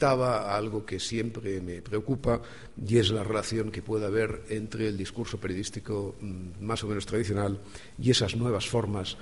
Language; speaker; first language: Spanish; native; Spanish